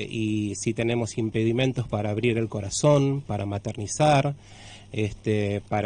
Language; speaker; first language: Spanish; native; Spanish